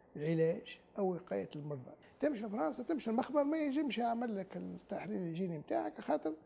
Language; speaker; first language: French; non-native, local second language; Arabic